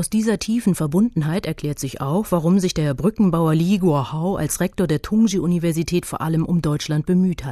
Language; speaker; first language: German; native; German